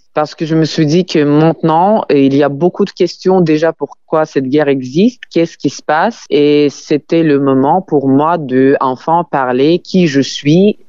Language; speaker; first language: French; non-native, fluent; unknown